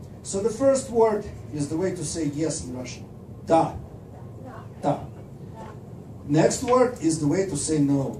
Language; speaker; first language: English; non-native, fluent; Russian